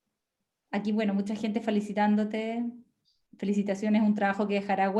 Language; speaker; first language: Spanish; native; Spanish